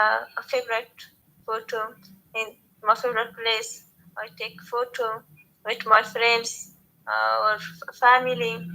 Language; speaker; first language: English; non-native, learner; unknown